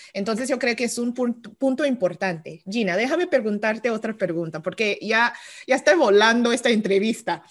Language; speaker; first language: Spanish; early bilingual, heritage; Spanish